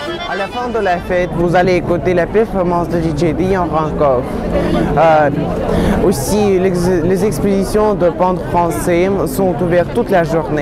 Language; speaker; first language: French; non-native, learner; Russian